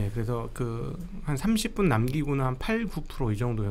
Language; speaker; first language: Korean; native; Korean